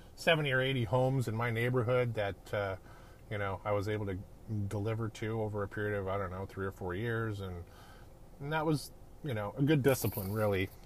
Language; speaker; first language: English; native; English